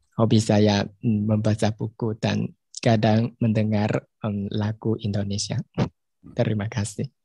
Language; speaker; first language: Indonesian; non-native, learner; Chinese